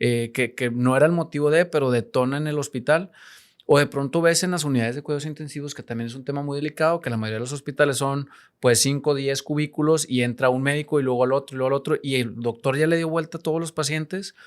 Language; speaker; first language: Spanish; native; Spanish